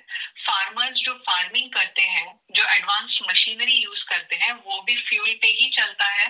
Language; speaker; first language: Hindi; native; Hindi